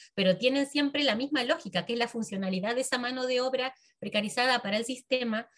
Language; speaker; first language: Spanish; native; Spanish